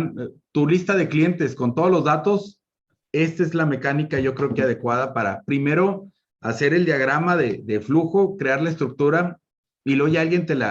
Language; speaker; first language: Spanish; native; Spanish